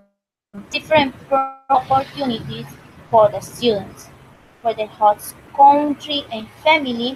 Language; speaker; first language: English; non-native, learner; Spanish